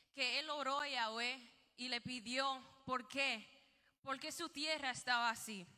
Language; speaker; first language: Spanish; early bilingual, heritage; Spanish